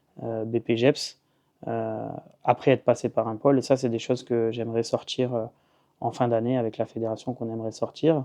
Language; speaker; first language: French; native; French